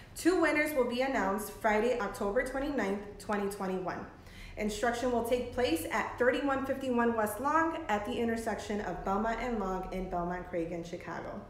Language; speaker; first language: English; early bilingual, other home language; Spanish